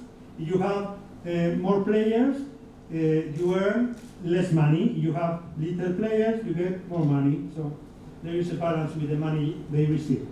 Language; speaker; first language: English; non-native, fluent; Spanish